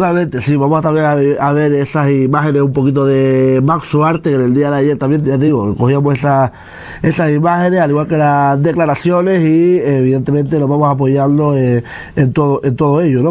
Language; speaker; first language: Spanish; native; Spanish